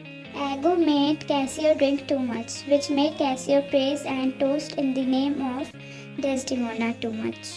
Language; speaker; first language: English; non-native, local second language; Hindi